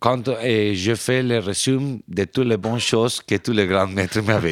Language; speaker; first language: French; non-native, fluent; Spanish